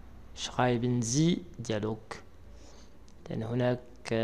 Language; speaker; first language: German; non-native, learner; Arabic